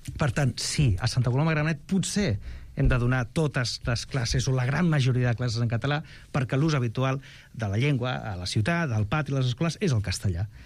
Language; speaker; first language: Catalan; non-native, local second language; Spanish